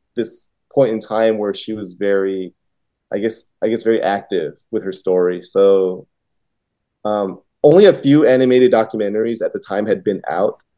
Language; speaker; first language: English; early bilingual, other home language; Vietnamese